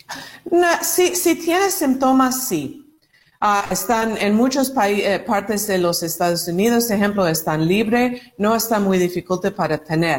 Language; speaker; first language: Spanish; non-native, learner; English